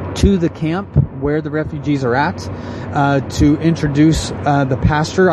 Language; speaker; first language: English; native; English